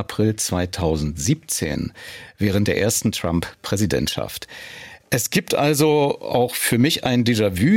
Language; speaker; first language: German; native; German